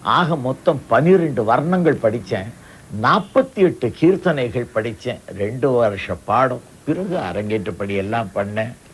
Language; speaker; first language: Tamil; non-native, local second language; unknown